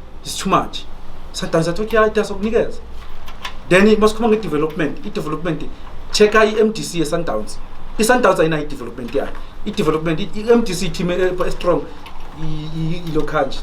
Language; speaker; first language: English; non-native, local second language; Zulu